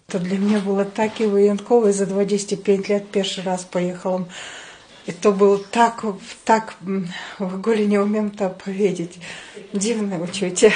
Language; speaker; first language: Polish; non-native, learner; Chechen